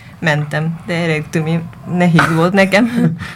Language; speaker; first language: Hungarian; non-native, learner; Japanese